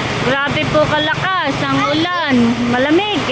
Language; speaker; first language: Filipino; native; Filipino